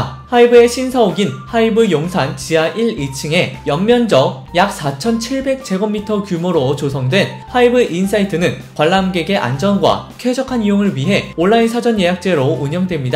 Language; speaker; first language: Korean; native; Korean